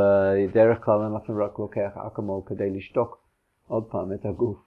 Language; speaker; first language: Hebrew; non-native, fluent; English